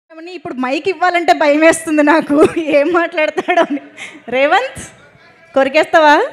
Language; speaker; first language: Telugu; native; Telugu